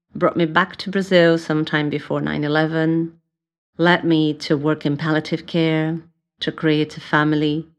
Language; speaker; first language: English; non-native, fluent; Portuguese